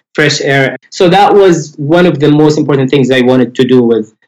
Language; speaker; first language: English; non-native, fluent; Arabic